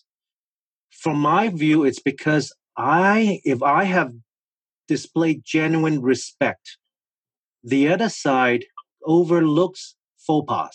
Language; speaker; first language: English; non-native, local second language; Cantonese